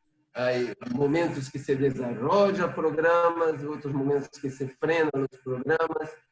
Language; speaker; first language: Spanish; non-native, fluent; Portuguese